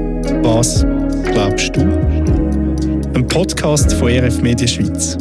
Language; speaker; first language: German; native; German